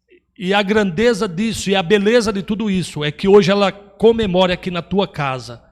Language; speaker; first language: Portuguese; native; Portuguese